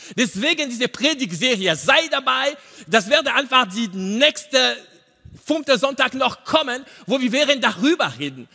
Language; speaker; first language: German; non-native, learner; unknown